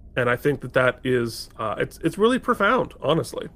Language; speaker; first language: English; native; English